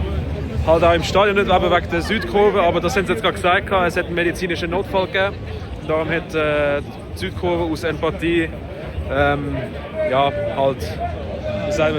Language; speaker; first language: German; native; German